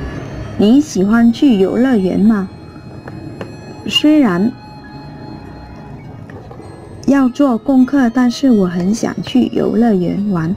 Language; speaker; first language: Chinese; non-native, fluent; Vietnamese